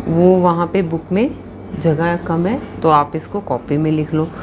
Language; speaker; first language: Hindi; non-native, local second language; Punjabi